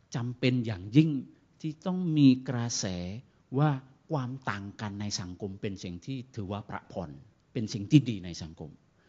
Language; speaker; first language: Thai; non-native, fluent; Indonesian